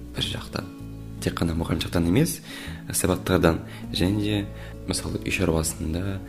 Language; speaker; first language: Kazakh; non-native, local second language; German